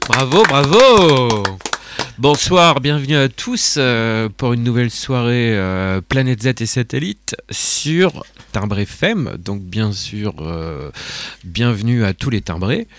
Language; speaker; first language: French; native; French